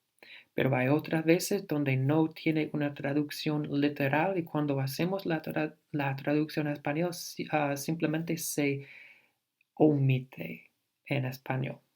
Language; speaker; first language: Spanish; non-native, fluent; English